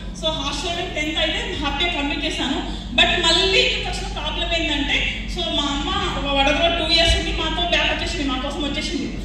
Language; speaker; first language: Telugu; early bilingual, other home language; Hindi